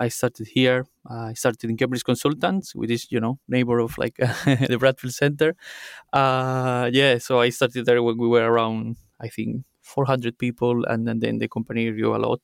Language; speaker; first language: English; non-native, fluent; Spanish